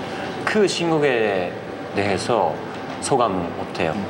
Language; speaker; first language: Korean; non-native, learner; Japanese